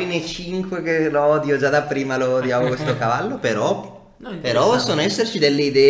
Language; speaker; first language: Italian; native; Italian